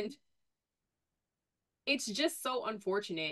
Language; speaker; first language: English; native; English